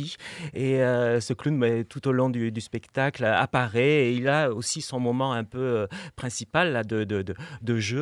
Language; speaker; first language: French; native; French